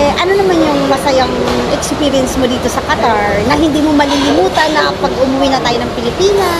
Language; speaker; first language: Filipino; non-native, local second language; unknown